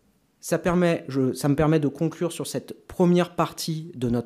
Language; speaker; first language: French; native; French